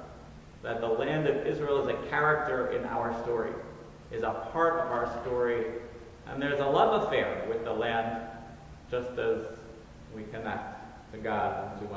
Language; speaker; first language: English; native; English